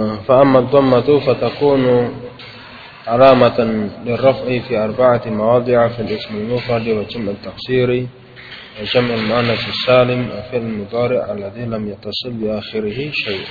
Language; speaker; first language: Arabic; non-native, fluent; Indonesian